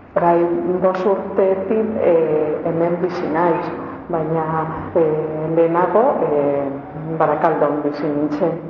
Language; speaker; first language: Basque; non-native, local second language; Spanish